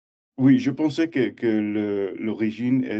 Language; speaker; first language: French; non-native, learner; English